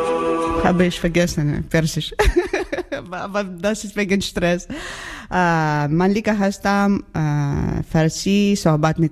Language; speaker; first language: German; non-native, learner; Ukrainian